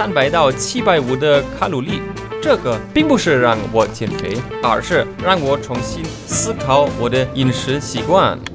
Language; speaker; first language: Chinese; non-native, fluent; German